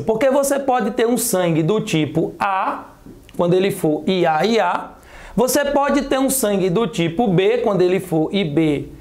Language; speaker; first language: Portuguese; native; Portuguese